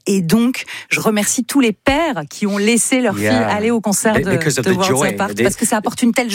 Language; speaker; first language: French; native; French